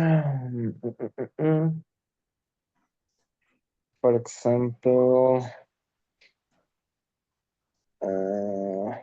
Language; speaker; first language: English; non-native, learner; Spanish